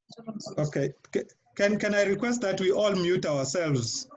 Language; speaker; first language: English; non-native, local second language; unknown